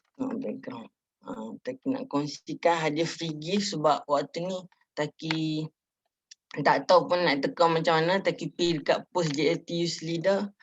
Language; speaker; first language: Malay; native; Malay